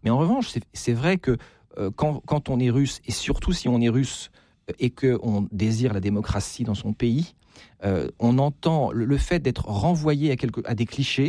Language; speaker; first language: French; native; French